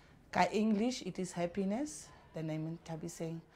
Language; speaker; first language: English; non-native, local second language; Afrikaans